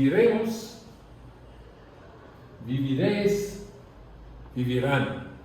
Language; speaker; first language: Spanish; non-native, learner; English